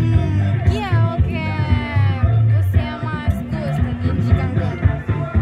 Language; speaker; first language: Portuguese; non-native, learner; Spanish